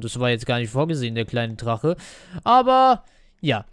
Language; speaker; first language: German; native; German